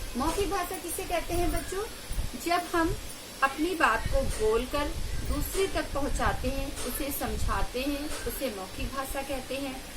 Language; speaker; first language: Hindi; native; Hindi